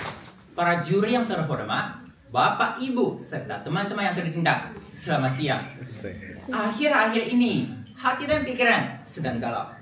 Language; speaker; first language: Indonesian; non-native, fluent; Chinese